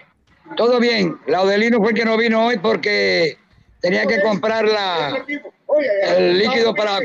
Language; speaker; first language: Spanish; native; Spanish